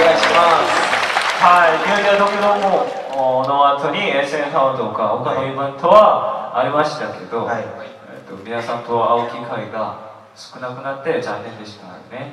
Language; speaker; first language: Japanese; non-native, fluent; Korean